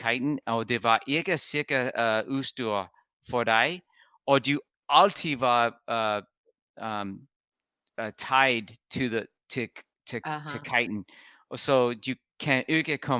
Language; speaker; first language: Danish; non-native, learner; English